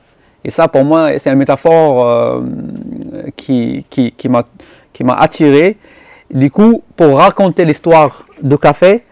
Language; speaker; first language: French; non-native, local second language; Arabic